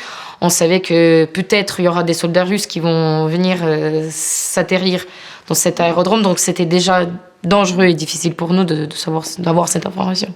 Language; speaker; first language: French; non-native, fluent; Ukrainian